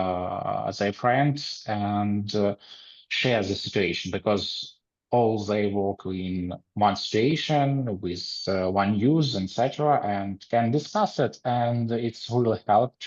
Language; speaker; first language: English; non-native, learner; Ukrainian